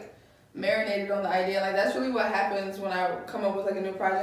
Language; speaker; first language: English; native; English